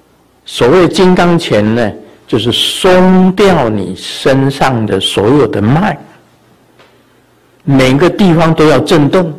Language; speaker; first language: Chinese; native; Chinese